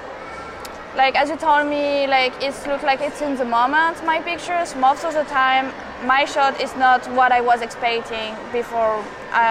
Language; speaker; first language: English; non-native, fluent; French